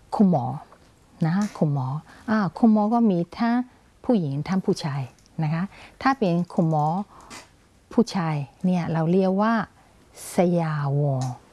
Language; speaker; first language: Thai; non-native, fluent; Burmese